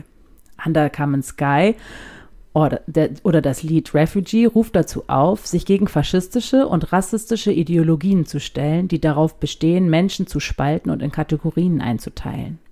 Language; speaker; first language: German; native; German